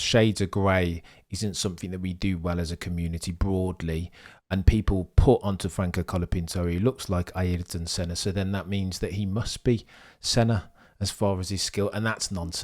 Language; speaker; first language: English; native; English